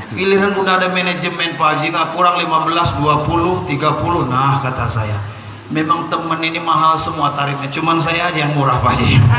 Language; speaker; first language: Indonesian; non-native, local second language; Malay